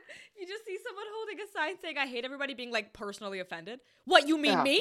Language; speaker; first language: English; non-native, local second language; Hindi